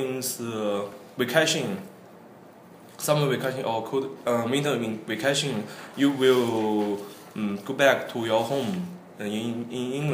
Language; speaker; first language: English; non-native, learner; Korean